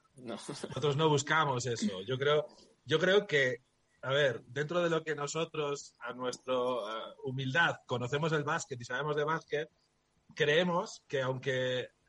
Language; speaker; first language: Spanish; native; Spanish